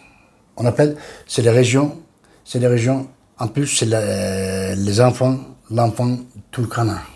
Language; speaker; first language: French; non-native, learner; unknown